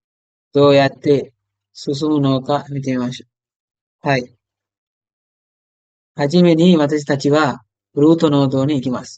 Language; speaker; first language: Japanese; non-native, fluent; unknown